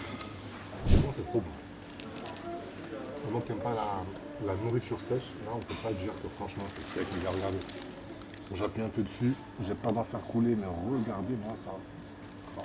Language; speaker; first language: French; native; French